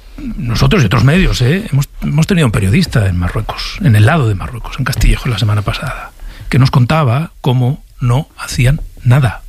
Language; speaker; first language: Spanish; native; Spanish